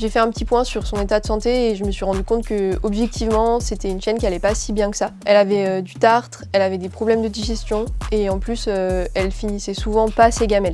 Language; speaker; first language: French; native; French